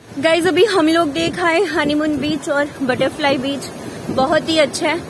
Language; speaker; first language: Hindi; native; Hindi